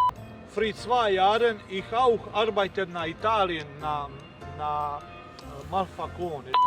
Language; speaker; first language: German; non-native, learner; Croatian